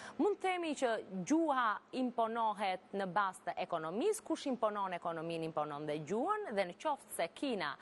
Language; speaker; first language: Albanian; native; Albanian